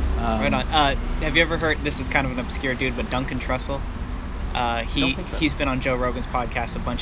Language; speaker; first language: English; native; English